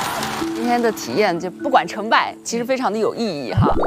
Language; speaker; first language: Chinese; native; Chinese